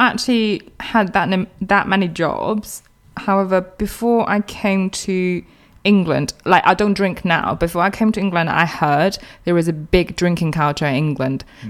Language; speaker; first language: English; non-native, fluent; Chinese